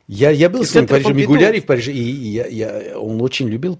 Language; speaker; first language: Russian; non-native, local second language; Armenian